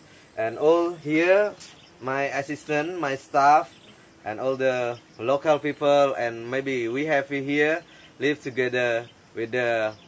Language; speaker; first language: English; non-native, learner; Indonesian